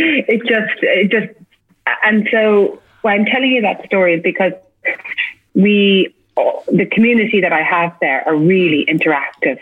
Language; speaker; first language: English; native; English